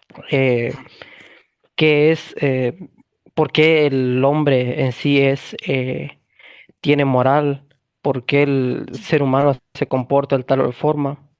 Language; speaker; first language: Spanish; native; Spanish